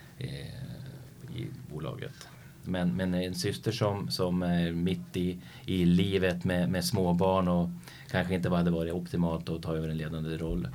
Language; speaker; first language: Swedish; native; Swedish